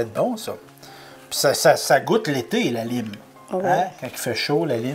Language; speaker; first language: French; native; French